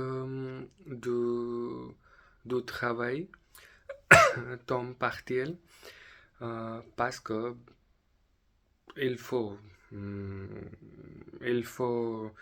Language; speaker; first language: French; non-native, learner; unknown